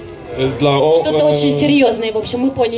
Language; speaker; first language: Russian; native; Russian